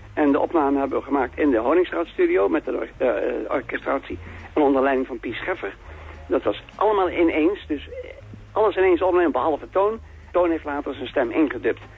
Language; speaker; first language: Dutch; native; Dutch